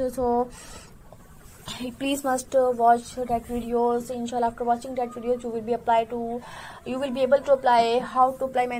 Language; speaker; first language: English; non-native, local second language; Urdu